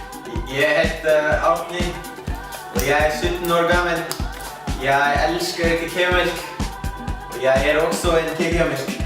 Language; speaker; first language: Danish; non-native, learner; Icelandic